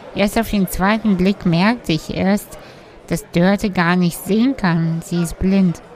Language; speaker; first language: German; early bilingual, other home language; Russian